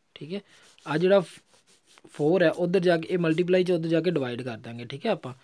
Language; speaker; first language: Hindi; non-native, local second language; Punjabi